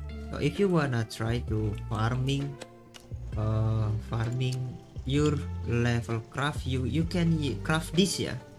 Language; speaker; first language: English; non-native, learner; Indonesian